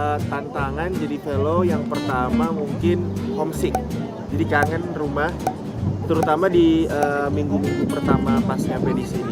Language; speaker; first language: Indonesian; native; Indonesian